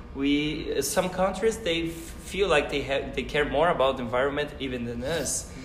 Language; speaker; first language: English; non-native, fluent; Portuguese